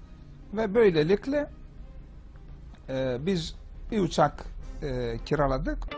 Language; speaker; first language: Turkish; non-native, fluent; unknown